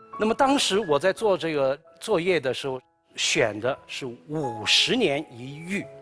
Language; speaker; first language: Chinese; native; Chinese